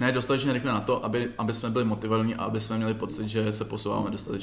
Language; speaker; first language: Czech; native; Czech